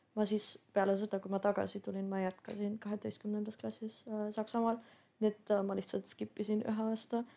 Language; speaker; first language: Estonian; non-native, fluent; German